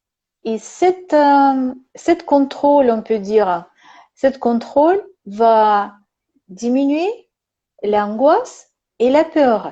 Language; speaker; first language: French; non-native, learner; Russian